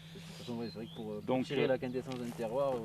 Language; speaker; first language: French; native; French